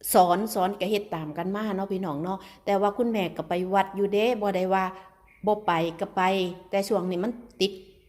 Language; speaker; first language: Thai; native; Thai